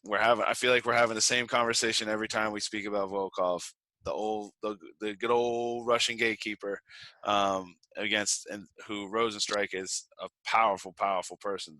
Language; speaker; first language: English; native; English